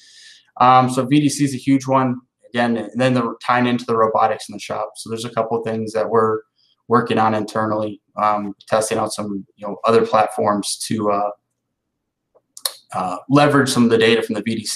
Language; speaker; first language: English; native; English